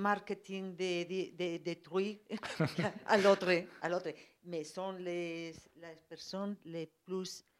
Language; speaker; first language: French; non-native, learner; Spanish